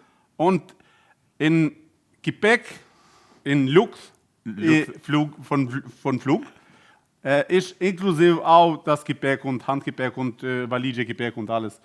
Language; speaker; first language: German; non-native, learner; Albanian